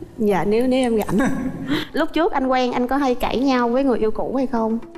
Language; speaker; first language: Vietnamese; native; Vietnamese